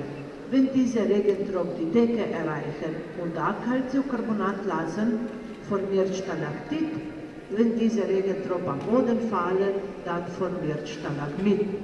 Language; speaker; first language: German; non-native, fluent; Slovenian